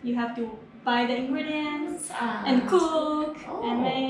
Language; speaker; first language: English; non-native, fluent; Hebrew